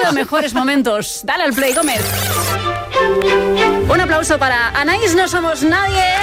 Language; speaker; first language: Spanish; native; Spanish